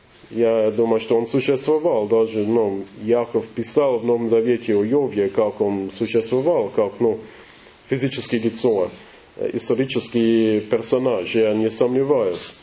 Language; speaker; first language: Russian; non-native, learner; English